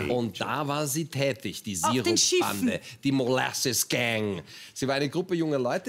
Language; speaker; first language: German; native; German